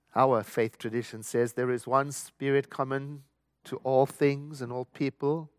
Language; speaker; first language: English; native; English